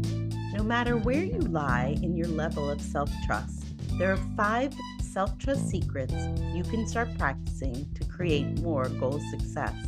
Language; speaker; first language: English; native; English